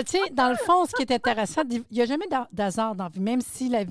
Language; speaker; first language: French; native; French